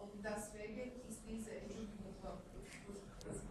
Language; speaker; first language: German; non-native, learner; Croatian